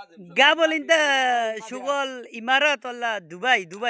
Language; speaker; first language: Arabic; non-native, learner; Bangla